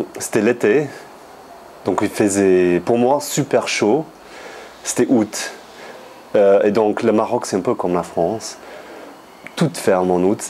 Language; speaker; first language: French; non-native, fluent; English